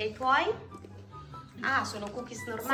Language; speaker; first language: Italian; native; Italian